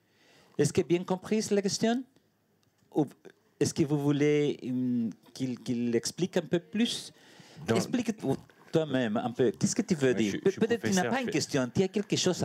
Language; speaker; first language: French; non-native, learner; Spanish